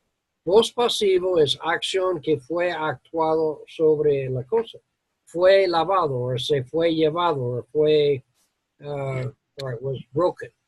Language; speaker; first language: Spanish; non-native, learner; English